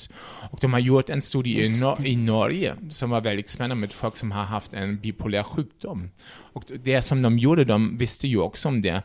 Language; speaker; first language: Swedish; non-native, fluent; German